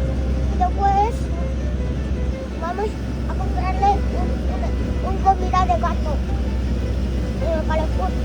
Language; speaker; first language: Spanish; early bilingual, other home language; Filipino